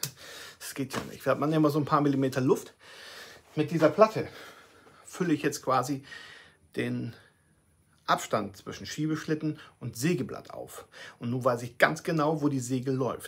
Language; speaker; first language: German; native; German